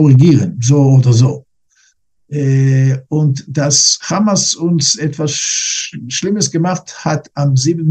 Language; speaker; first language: German; non-native, fluent; English